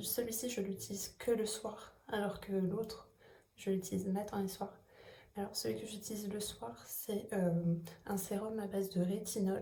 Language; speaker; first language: French; native; French